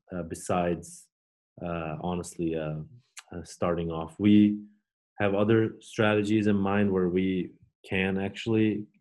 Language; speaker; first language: English; non-native, fluent; Turkish